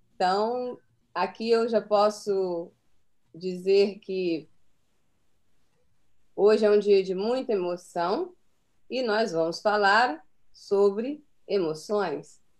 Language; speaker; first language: Portuguese; native; Portuguese